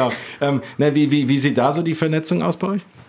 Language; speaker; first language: German; native; German